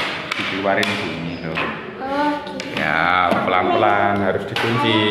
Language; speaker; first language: Indonesian; native; Indonesian